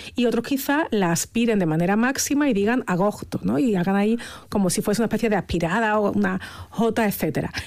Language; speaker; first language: Spanish; native; Spanish